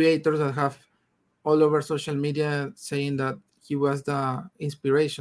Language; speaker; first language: English; non-native, fluent; Spanish